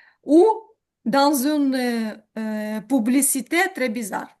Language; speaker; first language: French; non-native, learner; Ukrainian